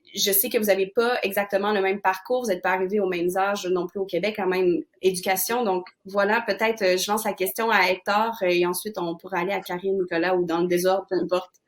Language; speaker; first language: French; native; French